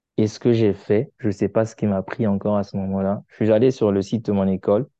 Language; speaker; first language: French; non-native, local second language; Lingala